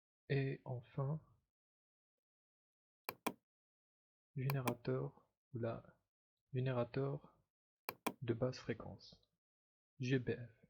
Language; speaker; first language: French; non-native, local second language; Arabic